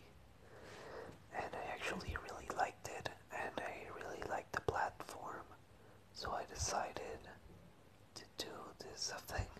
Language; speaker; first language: English; non-native, fluent; Spanish